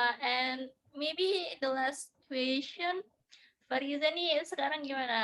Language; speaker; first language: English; non-native, learner; Indonesian